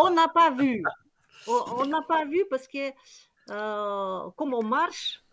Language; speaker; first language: French; non-native, learner; Kyrgyz